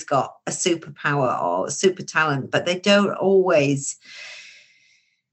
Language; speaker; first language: English; native; English